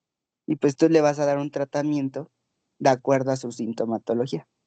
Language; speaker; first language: Spanish; native; Spanish